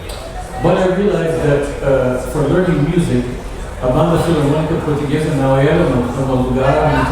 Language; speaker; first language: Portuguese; non-native, learner; English